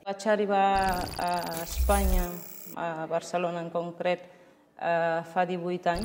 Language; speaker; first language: Catalan; non-native, fluent; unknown